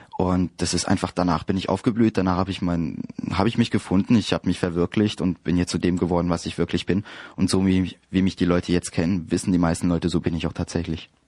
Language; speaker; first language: German; early bilingual, other home language; French